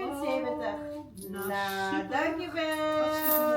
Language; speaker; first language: Dutch; non-native, learner; Filipino